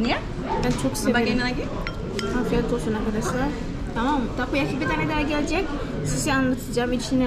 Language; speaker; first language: Turkish; non-native, learner; Indonesian